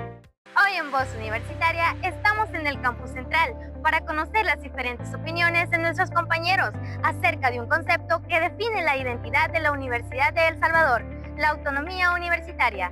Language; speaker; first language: Spanish; native; Spanish